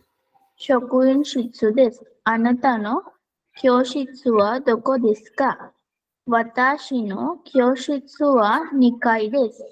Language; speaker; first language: Japanese; non-native, learner; Sinhala